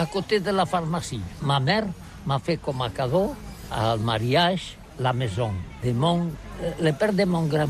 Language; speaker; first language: French; non-native, learner; Catalan